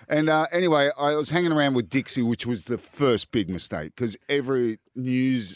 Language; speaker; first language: English; native; English